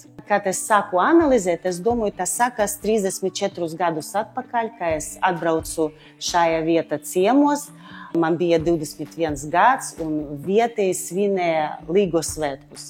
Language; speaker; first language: Latvian; non-native, local second language; Russian